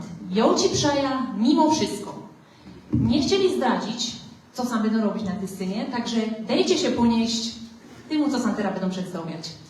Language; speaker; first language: Polish; native; Polish